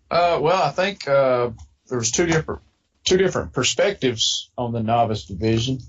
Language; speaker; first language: English; native; English